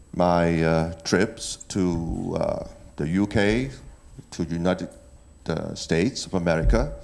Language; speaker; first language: English; non-native, local second language; Cantonese